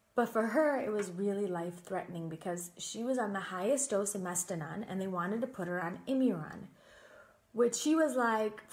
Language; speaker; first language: English; native; English